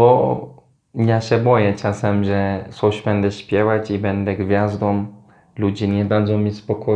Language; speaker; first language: Polish; non-native, learner; Turkish